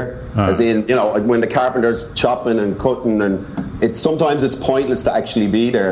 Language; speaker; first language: English; native; English